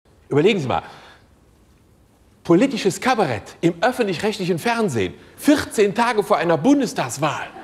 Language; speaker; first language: German; native; German